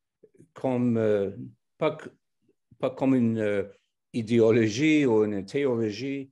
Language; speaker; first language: French; non-native, fluent; English